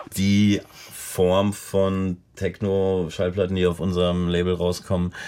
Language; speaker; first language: German; native; German